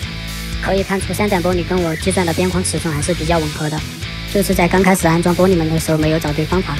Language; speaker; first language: Chinese; native; Chinese